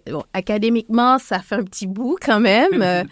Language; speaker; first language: French; native; French